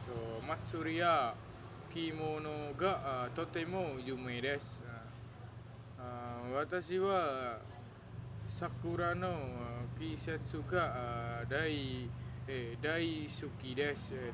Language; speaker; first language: Japanese; non-native, learner; Indonesian